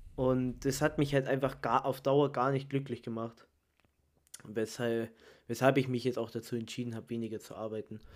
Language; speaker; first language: German; early bilingual, other home language; Italian